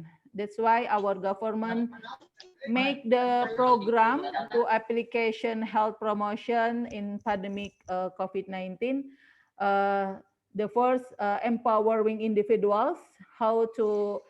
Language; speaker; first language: English; non-native, learner; Indonesian